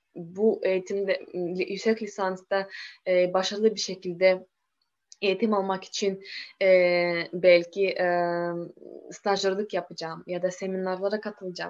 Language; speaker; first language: Turkish; non-native, learner; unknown